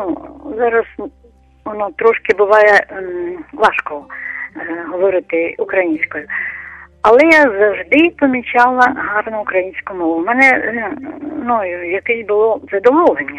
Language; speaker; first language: Ukrainian; non-native, local second language; Russian